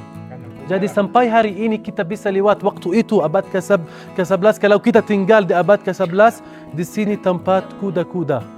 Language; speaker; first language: Indonesian; non-native, learner; Arabic